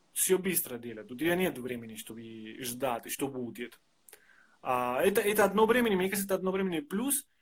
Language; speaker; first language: Russian; non-native, fluent; Spanish